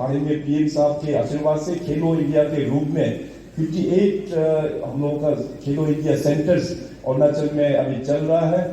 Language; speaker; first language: Hindi; non-native, local second language; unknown